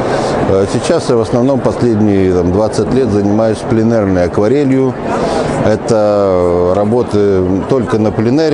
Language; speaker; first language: Russian; native; Russian